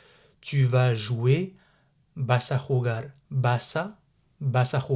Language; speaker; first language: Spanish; non-native, fluent; French